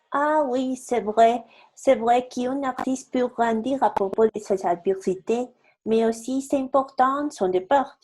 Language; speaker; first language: French; non-native, learner; Spanish